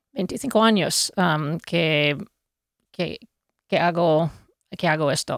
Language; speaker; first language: Spanish; non-native, fluent; English